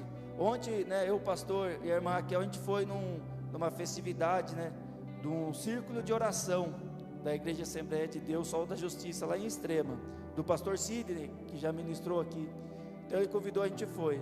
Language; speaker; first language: Portuguese; native; Portuguese